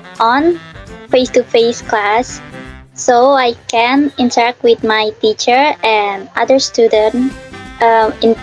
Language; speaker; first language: English; non-native, learner; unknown